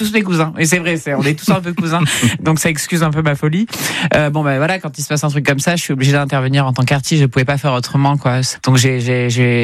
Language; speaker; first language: French; native; French